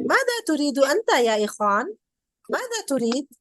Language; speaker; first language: Arabic; non-native, fluent; Urdu